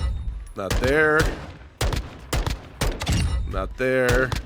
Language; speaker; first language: English; native; English